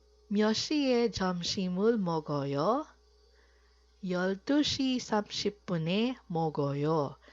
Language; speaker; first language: Korean; non-native, fluent; Filipino